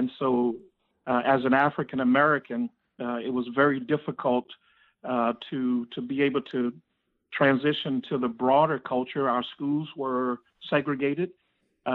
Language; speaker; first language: English; native; English